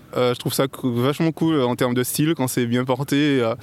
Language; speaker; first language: French; native; French